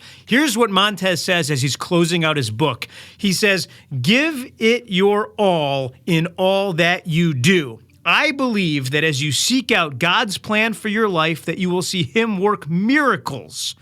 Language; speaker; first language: English; native; English